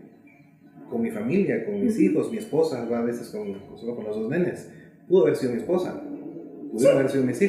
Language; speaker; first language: Spanish; native; Spanish